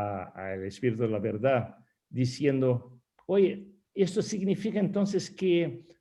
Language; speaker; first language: Spanish; non-native, fluent; Portuguese